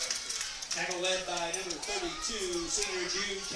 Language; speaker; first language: English; native; English